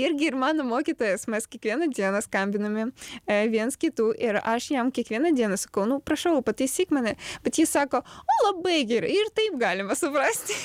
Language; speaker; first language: Lithuanian; non-native, learner; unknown